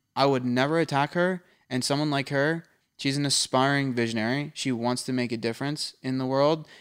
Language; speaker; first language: English; native; English